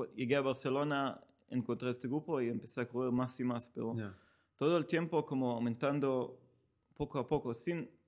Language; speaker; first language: Spanish; non-native, learner; Hebrew